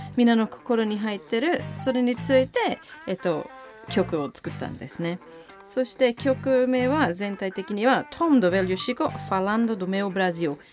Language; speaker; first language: Japanese; non-native, fluent; English